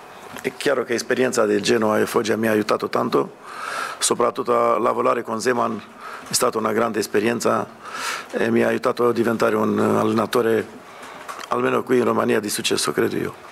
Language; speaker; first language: Italian; non-native, fluent; Romanian